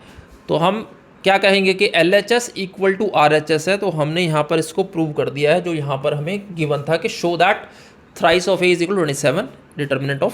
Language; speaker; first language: Hindi; native; Hindi